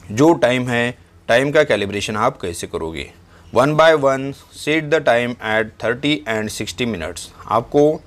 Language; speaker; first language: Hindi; non-native, local second language; Marathi